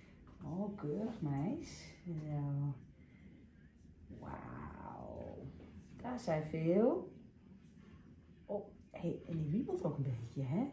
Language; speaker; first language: Dutch; native; Dutch